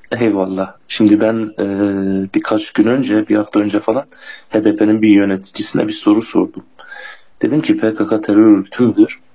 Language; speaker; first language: Turkish; non-native, local second language; Kurdish